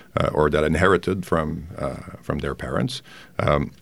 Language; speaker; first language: English; non-native, fluent; French